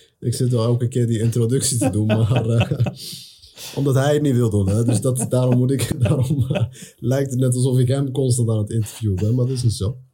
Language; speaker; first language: Dutch; early bilingual, other home language; Arabic